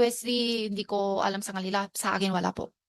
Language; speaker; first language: Filipino; non-native, learner; Chinese